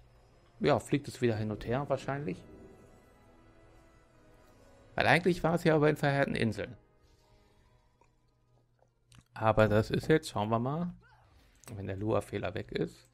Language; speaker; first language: German; native; German